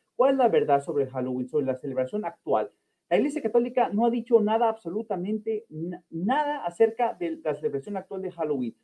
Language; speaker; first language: Spanish; early bilingual, heritage; Spanish